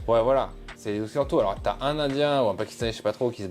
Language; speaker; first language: French; native; French